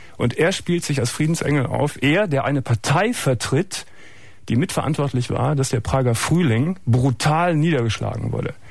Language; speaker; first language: German; native; German